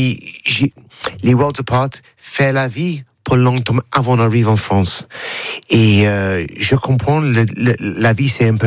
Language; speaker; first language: French; non-native, learner; English